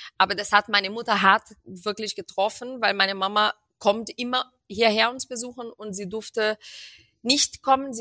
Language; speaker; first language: German; non-native, fluent; Portuguese